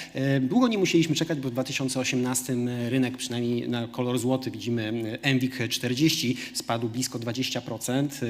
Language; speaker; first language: Polish; native; Polish